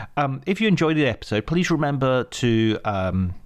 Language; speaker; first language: English; native; English